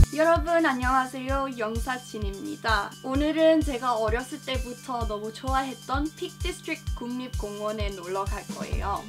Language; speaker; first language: Korean; non-native, fluent; English